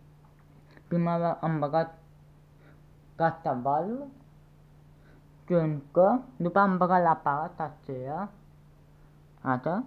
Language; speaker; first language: Romanian; non-native, learner; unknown